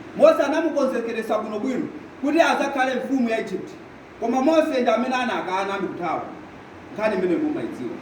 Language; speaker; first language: Nyanja; non-native, local second language; Tumbuka